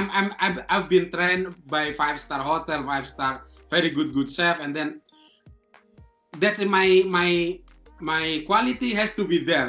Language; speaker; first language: English; non-native, fluent; Indonesian